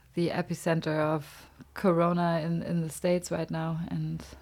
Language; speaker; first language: English; non-native, fluent; German